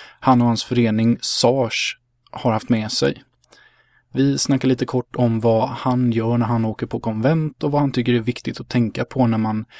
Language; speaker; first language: Swedish; early bilingual, other home language; Hungarian